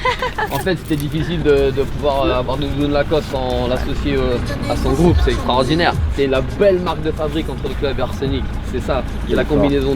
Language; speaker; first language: French; native; French